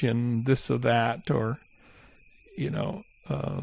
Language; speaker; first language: English; native; English